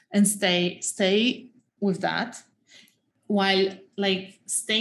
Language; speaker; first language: English; non-native, fluent; Polish